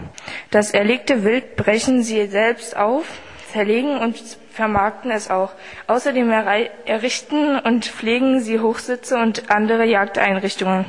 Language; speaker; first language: German; native; German